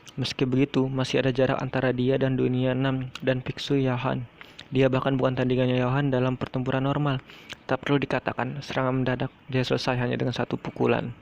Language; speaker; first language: Indonesian; native; Indonesian